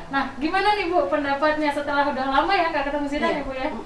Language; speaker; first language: Indonesian; native; Indonesian